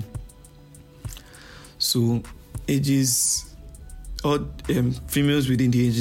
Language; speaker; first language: English; non-native, local second language; Yoruba